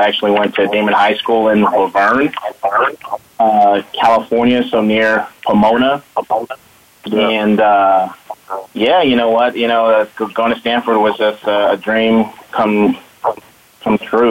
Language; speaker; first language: English; native; English